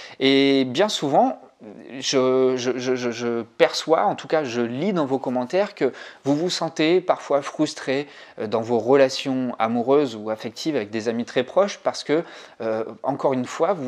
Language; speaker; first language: French; native; French